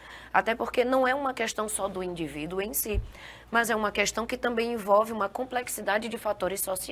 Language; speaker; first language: Portuguese; native; Portuguese